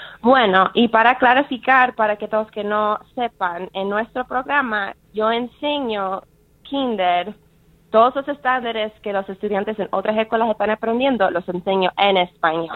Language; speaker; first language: Spanish; early bilingual, heritage; Spanish